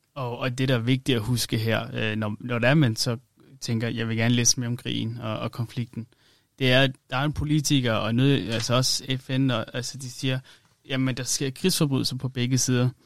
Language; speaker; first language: Danish; early bilingual, other home language; Amharic